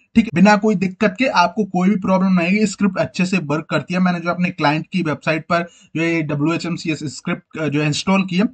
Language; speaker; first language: Hindi; native; Hindi